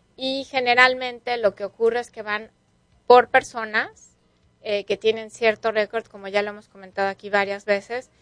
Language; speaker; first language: Spanish; native; Spanish